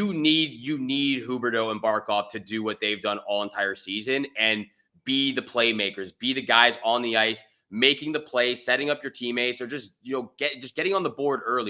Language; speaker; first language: English; native; English